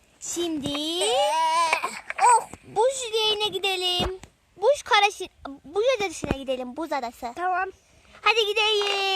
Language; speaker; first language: Turkish; native; Turkish